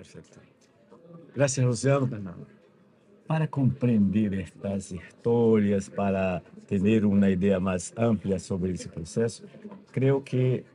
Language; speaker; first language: Spanish; non-native, fluent; Portuguese